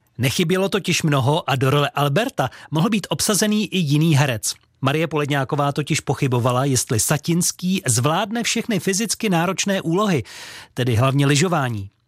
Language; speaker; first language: Czech; native; Czech